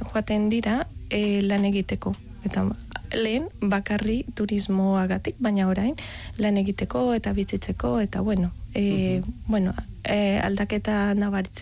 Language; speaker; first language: Basque; non-native, learner; Spanish